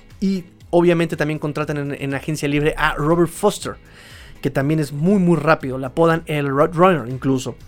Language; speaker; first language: Spanish; native; Spanish